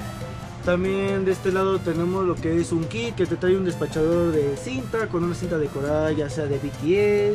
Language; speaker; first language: Spanish; native; Spanish